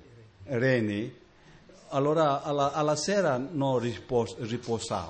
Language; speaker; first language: Italian; non-native, learner; Tibetan